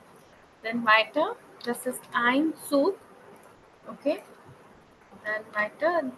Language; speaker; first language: German; non-native, fluent; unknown